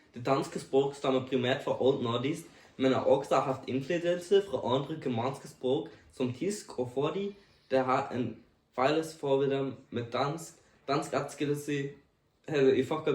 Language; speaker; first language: Danish; non-native, learner; Icelandic